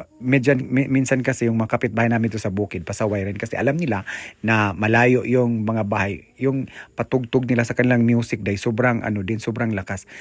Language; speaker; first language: Filipino; non-native, local second language; Cebuano